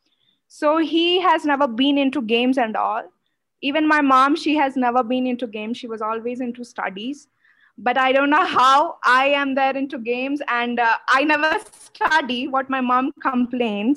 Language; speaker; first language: English; non-native, local second language; Odia